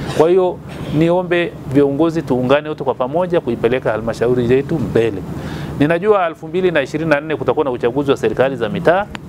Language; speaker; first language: Swahili; native; Swahili